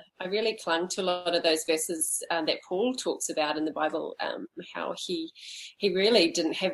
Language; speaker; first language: English; native; English